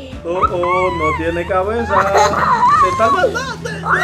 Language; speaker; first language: Spanish; native; Spanish